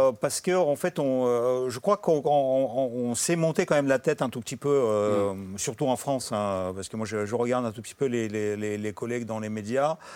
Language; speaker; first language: French; non-native, fluent; Russian